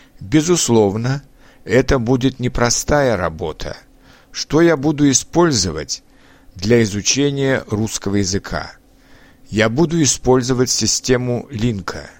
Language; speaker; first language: Russian; non-native, learner; Czech